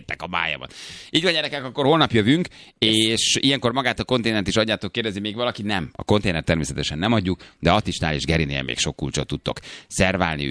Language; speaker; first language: Hungarian; native; Hungarian